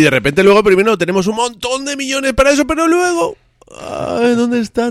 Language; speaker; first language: Spanish; native; Spanish